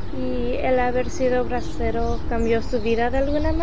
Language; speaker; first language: Spanish; early bilingual, heritage; Spanish